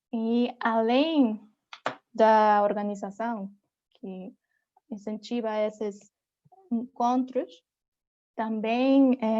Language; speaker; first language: Portuguese; non-native, fluent; Spanish